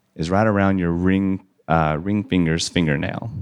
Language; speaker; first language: English; native; English